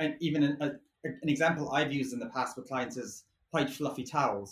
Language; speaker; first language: English; native; English